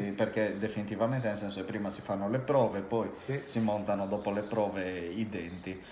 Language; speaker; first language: Italian; native; Italian